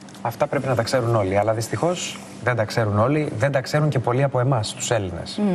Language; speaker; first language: Greek; native; Greek